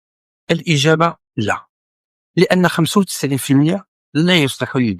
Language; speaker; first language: Arabic; native; Arabic